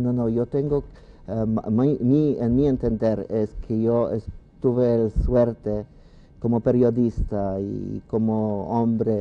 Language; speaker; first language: Spanish; non-native, fluent; Polish